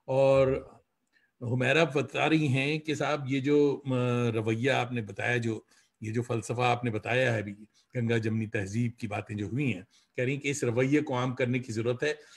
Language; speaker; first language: Hindi; native; Hindi